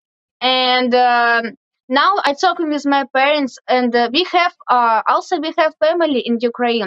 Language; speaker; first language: English; non-native, learner; Russian